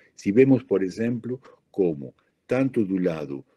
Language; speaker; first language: Portuguese; non-native, learner; Spanish